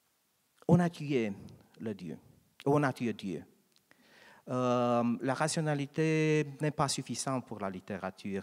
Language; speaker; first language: French; non-native, learner; Romanian